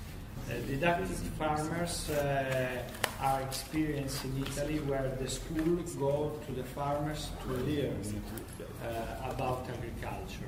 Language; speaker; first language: English; non-native, learner; Italian